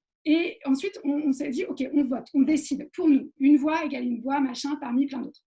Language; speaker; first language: French; native; French